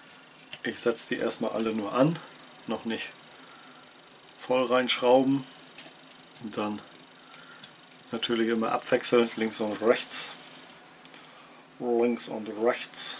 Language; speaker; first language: German; native; German